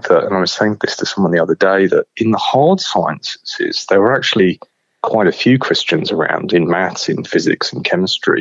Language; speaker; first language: English; native; English